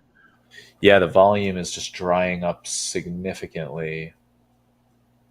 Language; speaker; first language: English; native; English